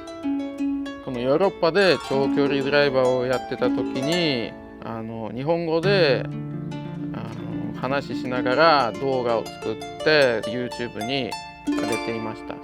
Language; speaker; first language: Japanese; non-native, fluent; Polish